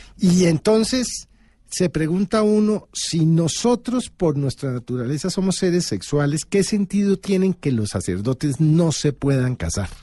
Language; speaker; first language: Spanish; native; Spanish